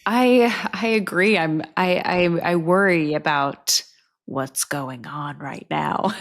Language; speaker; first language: English; native; English